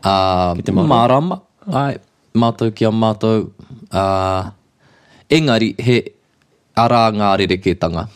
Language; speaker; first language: Māori; non-native, local second language; English